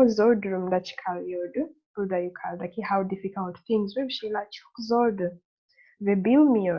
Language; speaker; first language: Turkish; non-native, learner; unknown